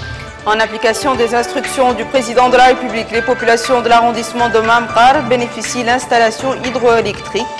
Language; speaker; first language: French; non-native, local second language; Arabic